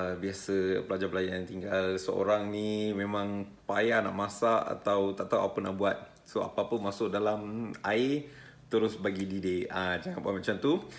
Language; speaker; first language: Malay; non-native, local second language; Tamil